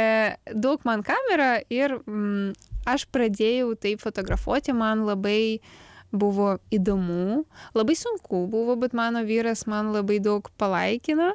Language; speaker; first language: Lithuanian; non-native, learner; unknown